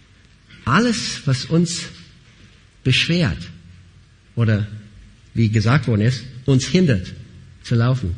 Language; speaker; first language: German; non-native, fluent; English